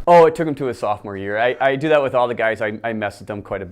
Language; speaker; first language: English; native; English